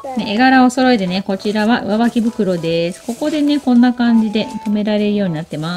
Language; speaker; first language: Japanese; native; Japanese